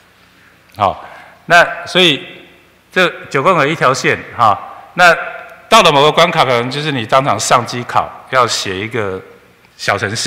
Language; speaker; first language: Chinese; native; Chinese